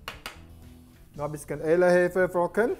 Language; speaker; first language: German; non-native, learner; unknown